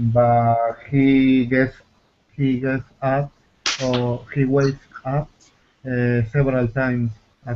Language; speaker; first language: English; non-native, learner; Spanish